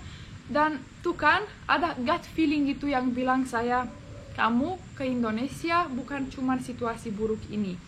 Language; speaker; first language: Indonesian; non-native, fluent; Romanian